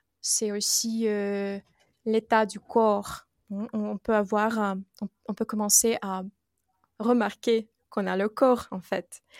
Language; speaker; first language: French; non-native, fluent; Russian